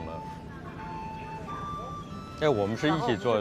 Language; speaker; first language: Chinese; native; Chinese